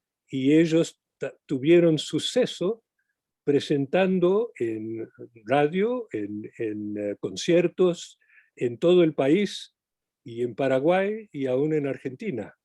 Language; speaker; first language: Spanish; non-native, fluent; English